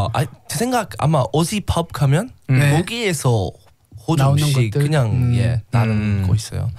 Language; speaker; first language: Korean; non-native, learner; English